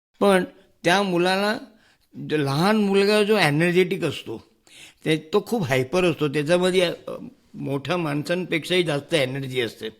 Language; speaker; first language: Marathi; non-native, local second language; Hindi